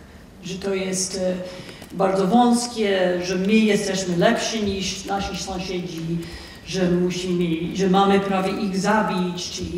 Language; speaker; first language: Polish; non-native, fluent; English